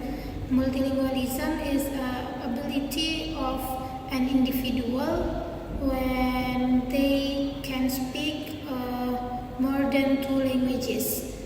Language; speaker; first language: English; non-native, learner; Indonesian